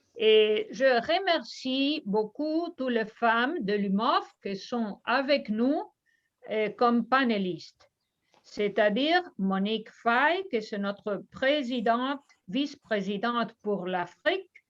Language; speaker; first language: French; non-native, fluent; Spanish